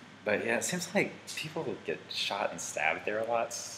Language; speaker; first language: English; native; English